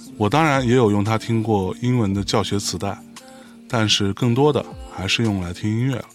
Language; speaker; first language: Chinese; native; Chinese